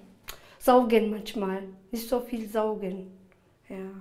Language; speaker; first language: German; non-native, learner; Turkish